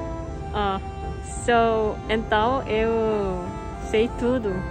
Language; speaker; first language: Portuguese; non-native, learner; Korean